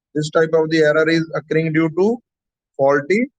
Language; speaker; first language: English; non-native, local second language; Punjabi